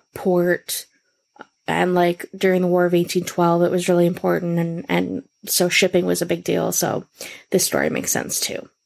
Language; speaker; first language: English; native; English